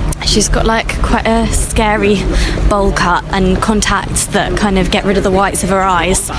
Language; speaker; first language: English; native; English